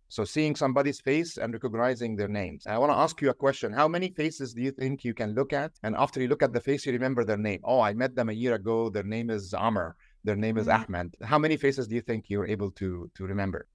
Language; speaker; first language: English; non-native, fluent; Arabic